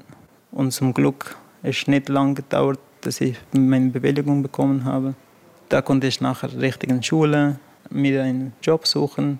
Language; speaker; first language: German; non-native, fluent; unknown